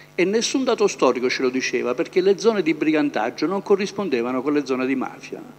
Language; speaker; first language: Italian; native; Italian